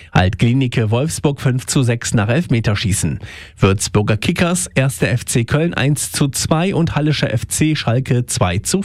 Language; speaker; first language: German; native; German